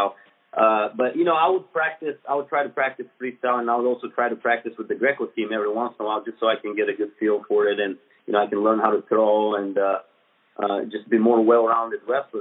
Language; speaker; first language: English; non-native, fluent; Bulgarian